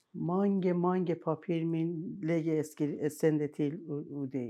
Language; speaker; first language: Norwegian; non-native, learner; Persian